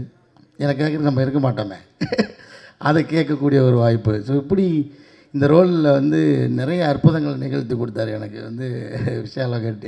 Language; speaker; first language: Tamil; native; Tamil